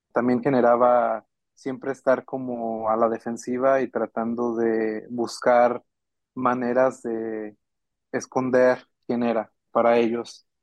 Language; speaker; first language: Spanish; native; Spanish